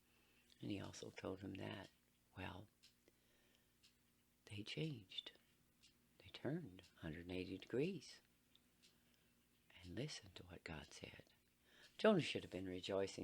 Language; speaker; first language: English; native; English